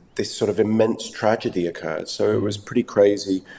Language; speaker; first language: English; native; English